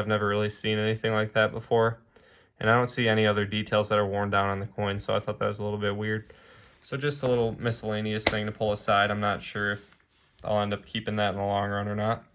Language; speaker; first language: English; native; English